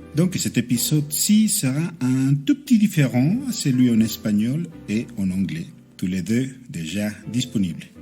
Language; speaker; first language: French; non-native, fluent; Spanish